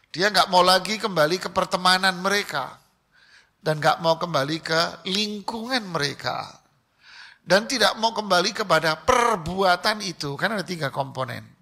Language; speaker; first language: Indonesian; native; Indonesian